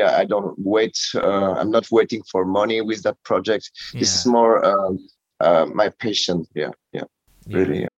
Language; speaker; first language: English; non-native, learner; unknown